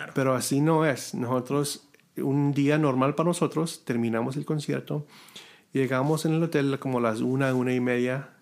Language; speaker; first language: Spanish; early bilingual, heritage; Spanish